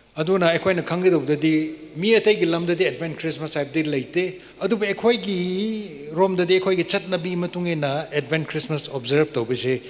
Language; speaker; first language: Manipuri; non-native, local second language; Tangkhul Naga (India)